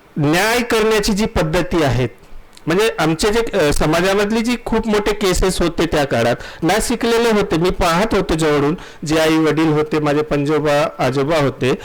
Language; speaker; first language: Marathi; non-native, local second language; Gondi